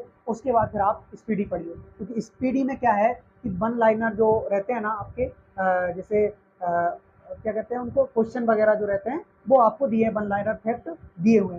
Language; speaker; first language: Hindi; native; Hindi